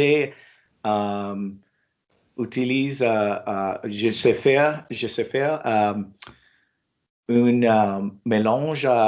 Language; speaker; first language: French; non-native, learner; English